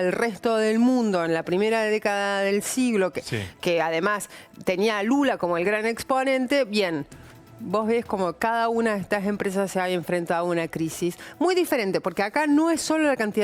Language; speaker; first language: Spanish; native; Spanish